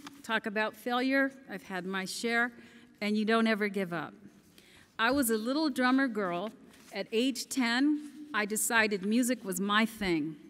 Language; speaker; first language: English; early bilingual, other home language; Spanish